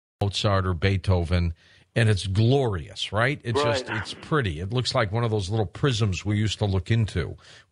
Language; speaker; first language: English; native; English